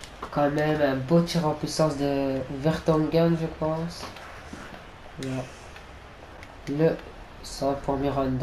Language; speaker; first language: French; native; French